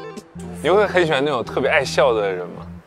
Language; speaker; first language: Chinese; native; Chinese